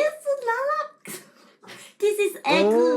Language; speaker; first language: English; non-native, learner; Korean